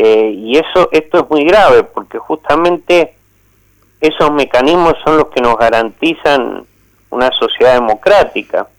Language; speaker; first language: Spanish; native; Spanish